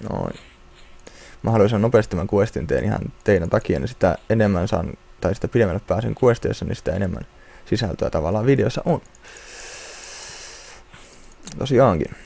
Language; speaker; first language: Finnish; native; Finnish